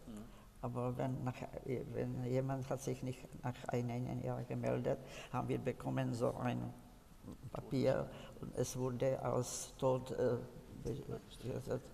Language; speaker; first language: German; non-native, fluent; Czech